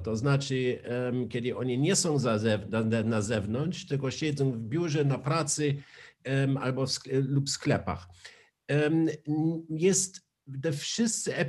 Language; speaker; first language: Polish; non-native, learner; German